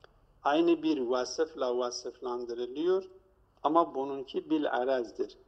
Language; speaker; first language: Turkish; native; Turkish